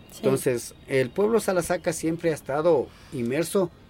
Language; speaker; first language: Spanish; non-native, local second language; Quechua